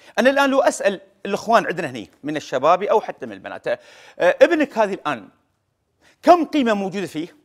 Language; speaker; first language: Arabic; native; Arabic